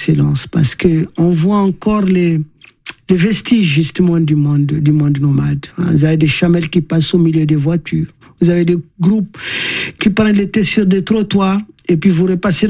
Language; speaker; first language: French; non-native, local second language; Tamasheq